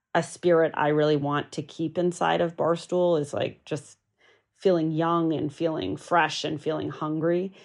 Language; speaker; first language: English; native; English